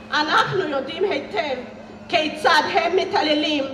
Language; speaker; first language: Hebrew; early bilingual, other home language; Amharic